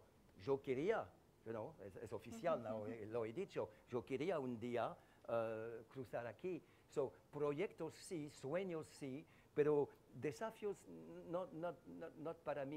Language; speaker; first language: Spanish; non-native, fluent; French